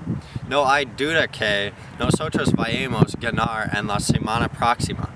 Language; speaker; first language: Spanish; non-native, learner; English